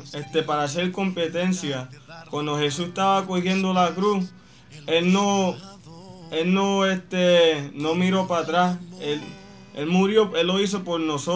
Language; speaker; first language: Spanish; native; Spanish